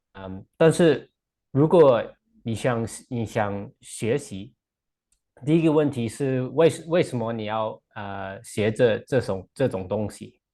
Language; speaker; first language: Chinese; non-native, fluent; English